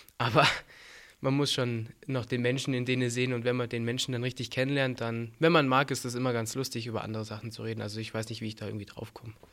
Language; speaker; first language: German; native; German